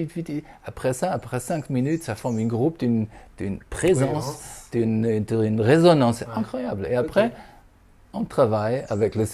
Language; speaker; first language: French; non-native, fluent; German